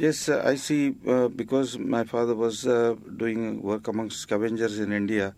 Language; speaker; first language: English; non-native, local second language; Marathi